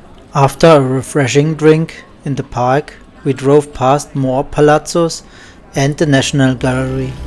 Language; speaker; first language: English; non-native, learner; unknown